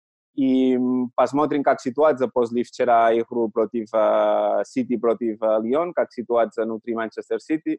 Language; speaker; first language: Russian; non-native, learner; Catalan